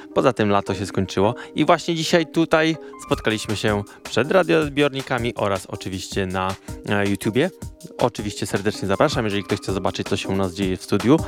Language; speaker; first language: Polish; native; Polish